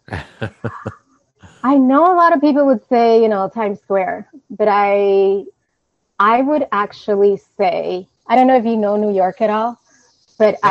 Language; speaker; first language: English; native; English